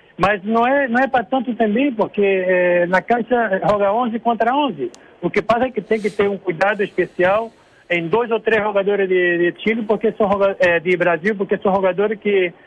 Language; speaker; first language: Spanish; non-native, learner; Portuguese